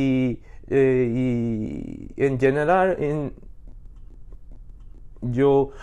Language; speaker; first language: Spanish; non-native, learner; Japanese